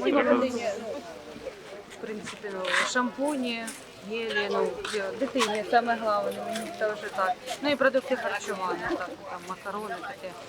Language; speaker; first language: Ukrainian; native; Ukrainian